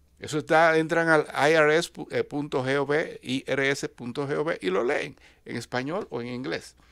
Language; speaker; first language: Spanish; native; Spanish